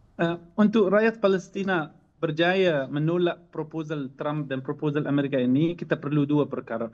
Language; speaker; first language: Indonesian; non-native, fluent; Arabic